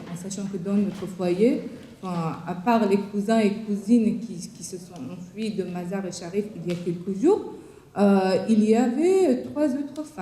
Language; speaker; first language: French; non-native, fluent; Persian